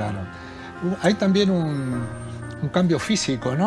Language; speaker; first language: Spanish; native; Spanish